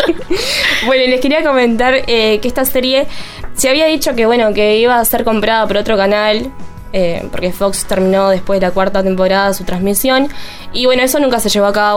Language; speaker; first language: Spanish; native; Spanish